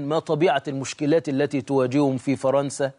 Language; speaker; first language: Arabic; native; Arabic